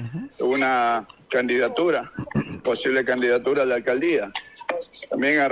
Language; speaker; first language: Spanish; native; Spanish